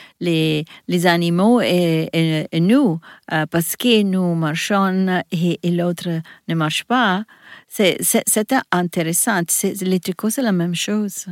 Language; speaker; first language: French; non-native, learner; Italian